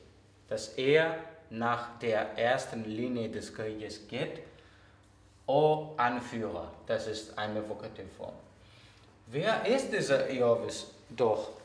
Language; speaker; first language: German; non-native, fluent; Greek